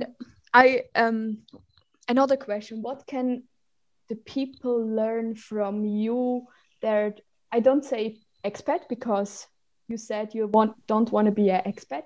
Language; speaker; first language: English; non-native, learner; Swiss German